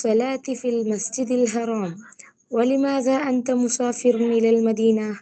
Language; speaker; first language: Arabic; non-native, learner; Tamil